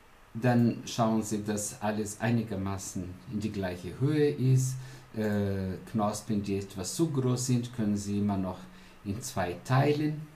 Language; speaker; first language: German; non-native, fluent; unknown